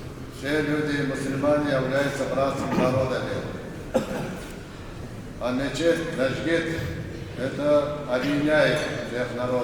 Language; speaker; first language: Russian; non-native, local second language; Kumyk